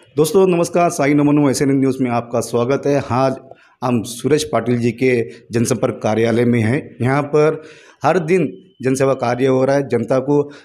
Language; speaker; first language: Hindi; non-native, local second language; Telugu